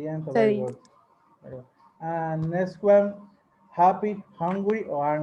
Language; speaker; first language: English; non-native, learner; Spanish